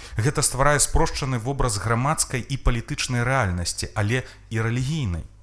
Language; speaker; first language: Belarusian; native; Belarusian